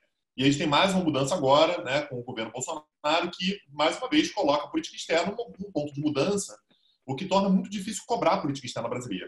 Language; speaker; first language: Portuguese; native; Portuguese